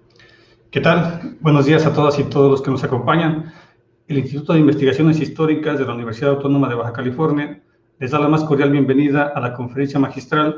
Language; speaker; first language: Spanish; native; Spanish